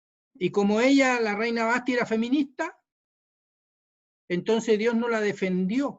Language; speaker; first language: Spanish; native; Spanish